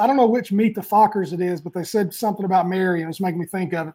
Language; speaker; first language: English; native; English